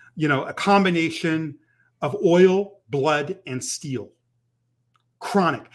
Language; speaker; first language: English; native; English